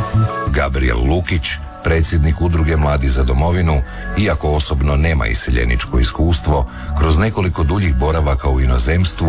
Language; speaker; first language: Serbian; native; Serbian